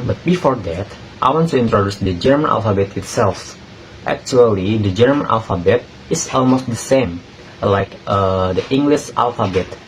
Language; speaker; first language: English; non-native, learner; Indonesian